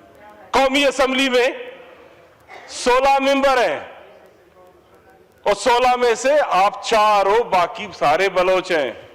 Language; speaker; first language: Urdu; non-native, local second language; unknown